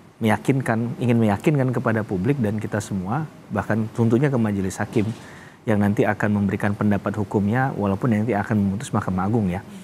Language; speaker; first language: Indonesian; native; Indonesian